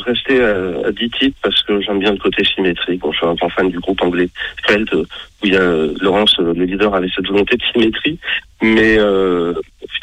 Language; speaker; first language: French; native; French